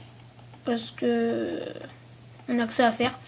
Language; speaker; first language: French; native; French